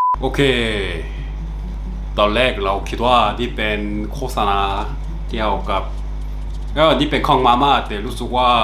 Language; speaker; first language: Thai; non-native, learner; Korean